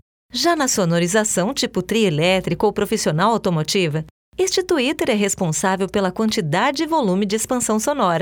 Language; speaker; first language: Portuguese; native; Portuguese